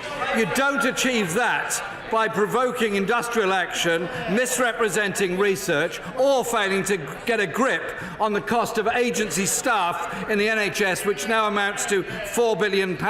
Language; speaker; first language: English; native; English